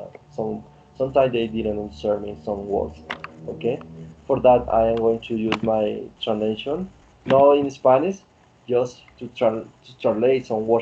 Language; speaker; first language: English; non-native, learner; Spanish